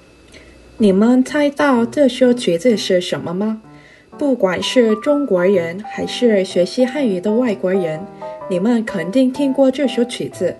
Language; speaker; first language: Chinese; non-native, fluent; Korean